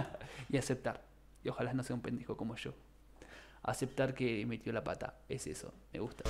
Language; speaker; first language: Spanish; native; Spanish